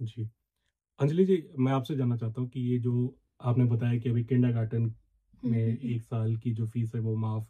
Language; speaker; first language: Hindi; native; Hindi